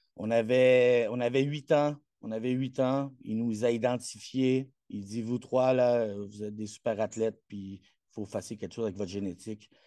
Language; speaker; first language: French; non-native, fluent; Spanish